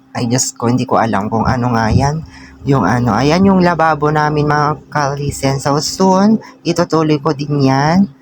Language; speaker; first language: Filipino; non-native, local second language; Iloko